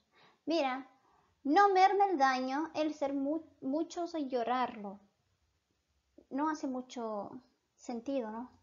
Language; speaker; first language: Spanish; non-native, fluent; Portuguese